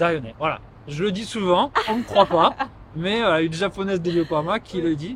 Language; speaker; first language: French; native; French